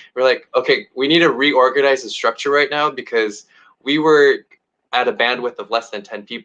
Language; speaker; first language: English; native; English